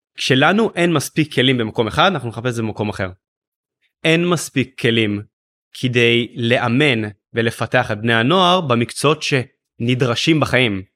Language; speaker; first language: Hebrew; native; Hebrew